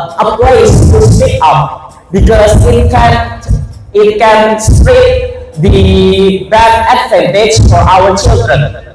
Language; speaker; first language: English; non-native, fluent; Indonesian